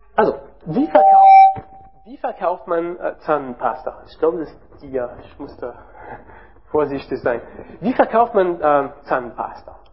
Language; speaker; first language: German; non-native, learner; French